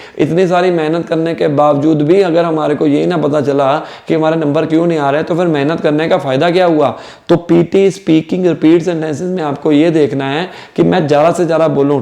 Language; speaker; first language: Hindi; non-native, local second language; Punjabi